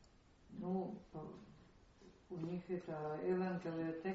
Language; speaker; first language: Latvian; non-native, local second language; Russian